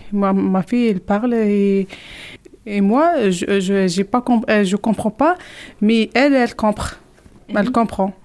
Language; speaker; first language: French; non-native, learner; Arabic